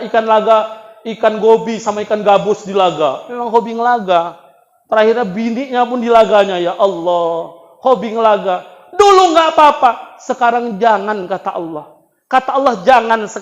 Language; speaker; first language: Indonesian; native; Indonesian